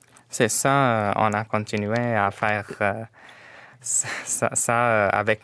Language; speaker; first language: French; non-native, fluent; Arabic